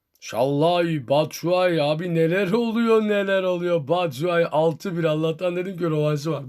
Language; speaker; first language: Turkish; native; Turkish